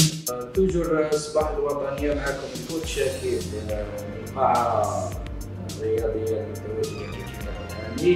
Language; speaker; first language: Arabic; native; Arabic